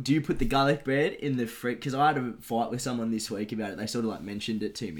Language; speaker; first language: English; native; English